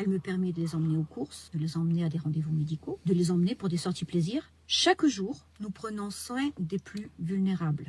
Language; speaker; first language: French; native; French